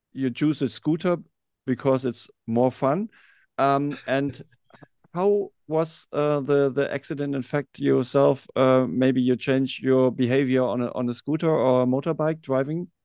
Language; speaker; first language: English; non-native, learner; German